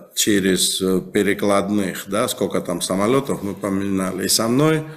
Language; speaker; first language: Russian; non-native, local second language; Georgian